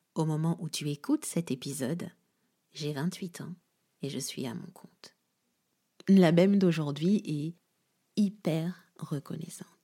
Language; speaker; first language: French; non-native, local second language; Lingala